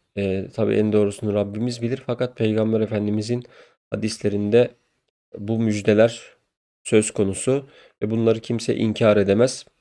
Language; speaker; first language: Turkish; native; Turkish